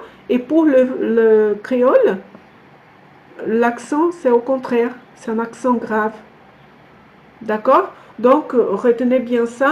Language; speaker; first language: French; non-native, fluent; Portuguese